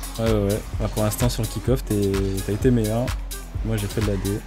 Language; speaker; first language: French; native; French